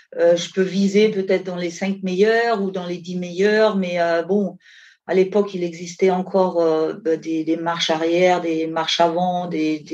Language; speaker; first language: French; non-native, fluent; German